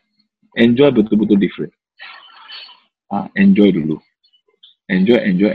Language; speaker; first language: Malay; non-native, local second language; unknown